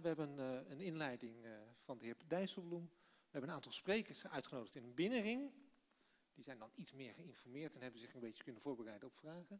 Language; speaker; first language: Dutch; native; Dutch